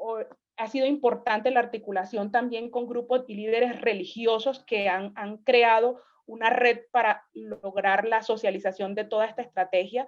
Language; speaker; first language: Spanish; native; Spanish